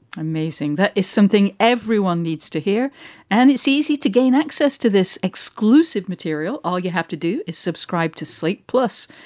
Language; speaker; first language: English; native; English